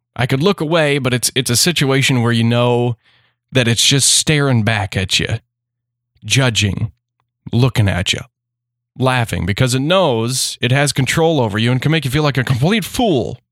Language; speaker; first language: English; native; English